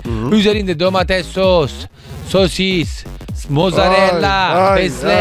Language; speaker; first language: Turkish; non-native, learner; Italian